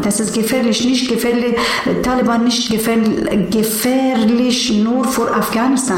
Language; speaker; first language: German; non-native, learner; Persian